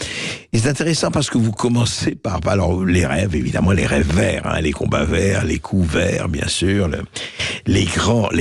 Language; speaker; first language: French; native; French